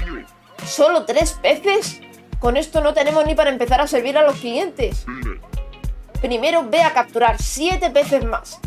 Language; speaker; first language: Spanish; native; Spanish